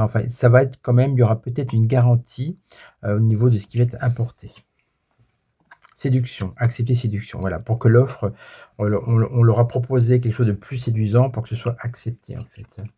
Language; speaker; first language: French; native; French